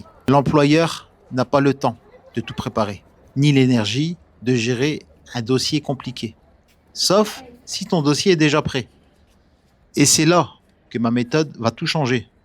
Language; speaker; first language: French; native; French